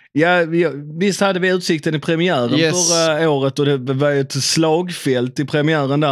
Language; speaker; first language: Swedish; native; Swedish